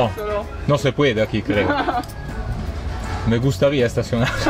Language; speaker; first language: Spanish; non-native, learner; Italian